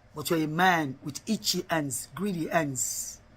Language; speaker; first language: English; non-native, local second language; Yoruba